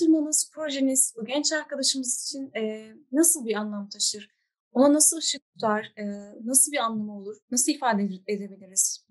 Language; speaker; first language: Turkish; native; Turkish